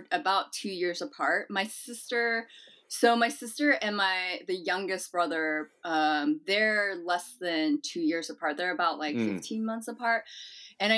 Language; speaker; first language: English; native; English